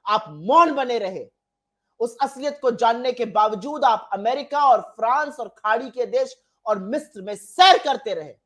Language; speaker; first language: Hindi; native; Hindi